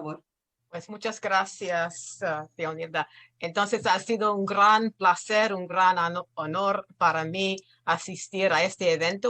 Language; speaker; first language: Spanish; non-native, fluent; English